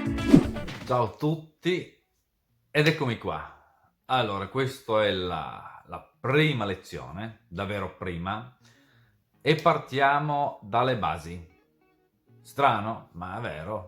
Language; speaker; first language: Italian; non-native, fluent; Serbian